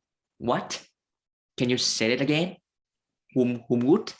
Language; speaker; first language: English; non-native, learner; Vietnamese